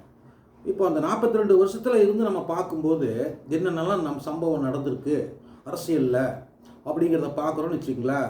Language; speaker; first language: Tamil; native; Tamil